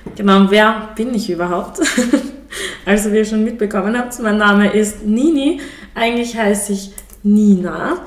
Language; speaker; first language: German; native; German